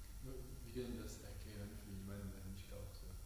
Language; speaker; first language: German; non-native, learner; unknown